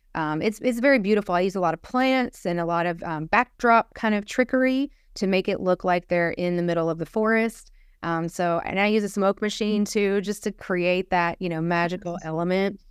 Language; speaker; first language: English; native; English